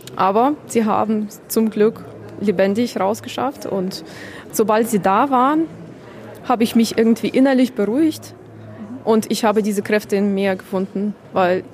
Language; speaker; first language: German; non-native, fluent; Ukrainian